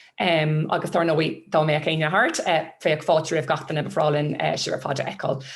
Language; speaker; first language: Irish; non-native, local second language; English